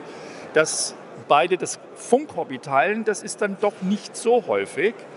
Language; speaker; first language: German; native; German